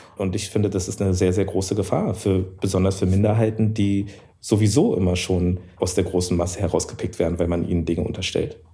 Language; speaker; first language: German; early bilingual, other home language; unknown